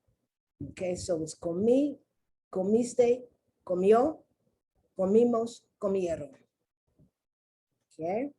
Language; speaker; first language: Spanish; non-native, learner; English